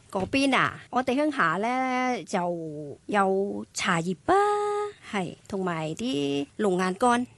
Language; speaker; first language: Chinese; non-native, fluent; Thai